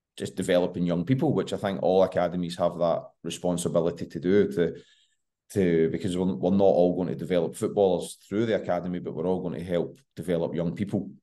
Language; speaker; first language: English; native; English